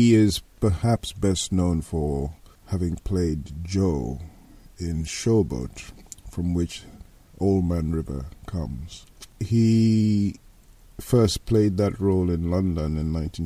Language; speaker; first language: English; non-native, local second language; Yoruba